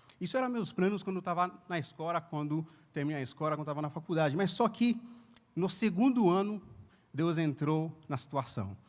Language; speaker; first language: Portuguese; non-native, fluent; Haitian Creole